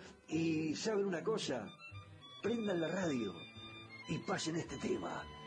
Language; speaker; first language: Spanish; native; Spanish